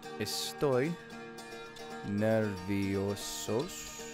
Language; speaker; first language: Spanish; non-native, learner; English